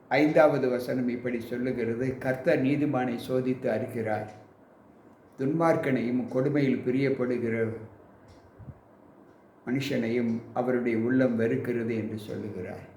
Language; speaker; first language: Tamil; native; Tamil